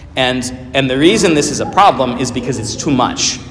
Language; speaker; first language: English; native; English